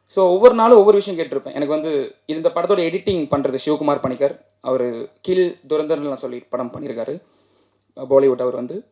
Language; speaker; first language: Tamil; non-native, local second language; Malayalam